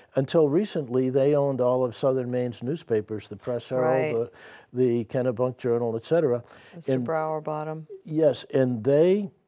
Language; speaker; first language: English; native; English